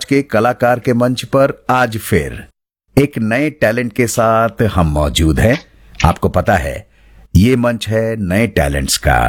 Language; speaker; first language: Hindi; native; Hindi